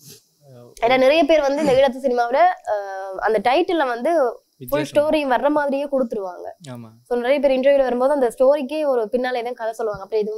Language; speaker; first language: Tamil; native; Tamil